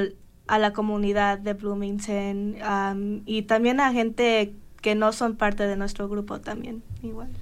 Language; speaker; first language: Spanish; early bilingual, heritage; Spanish